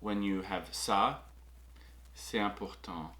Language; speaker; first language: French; non-native, fluent; English